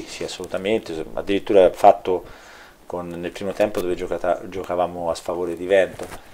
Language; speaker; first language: Italian; native; Italian